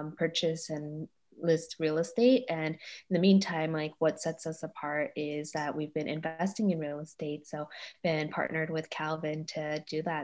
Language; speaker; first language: English; native; English